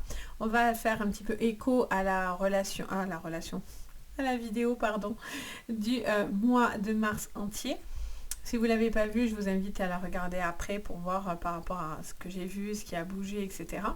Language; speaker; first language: French; native; French